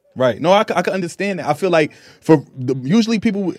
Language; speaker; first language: English; native; English